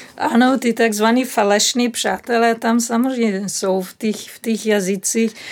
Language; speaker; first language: Czech; non-native, fluent; German